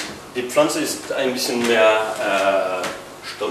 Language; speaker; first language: German; non-native, learner; French